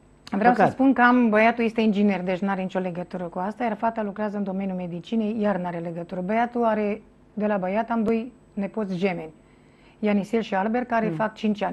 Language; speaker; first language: Romanian; native; Romanian